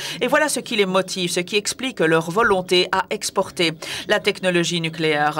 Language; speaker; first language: French; native; French